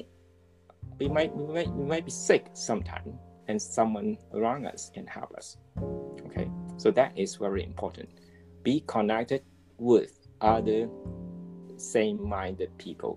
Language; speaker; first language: English; non-native, local second language; Cantonese